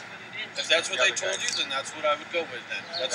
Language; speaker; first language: English; native; English